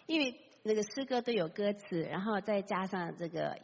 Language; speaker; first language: Chinese; native; Chinese